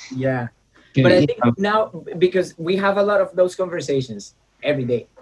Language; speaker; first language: English; non-native, fluent; Spanish